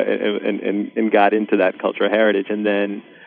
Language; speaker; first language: English; early bilingual, other home language; Sinhala